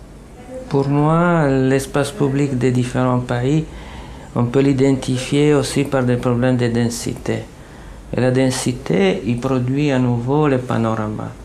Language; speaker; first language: French; non-native, fluent; Italian